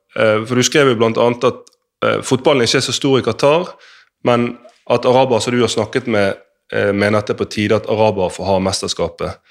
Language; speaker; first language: Norwegian; native; Norwegian